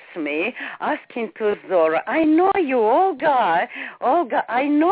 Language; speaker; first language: English; non-native, learner; Ukrainian